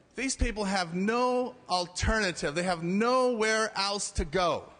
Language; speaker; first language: English; native; English